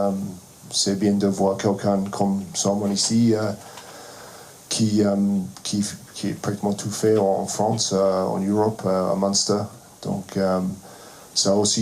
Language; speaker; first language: French; non-native, fluent; English